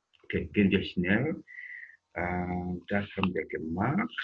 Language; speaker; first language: German; non-native, learner; English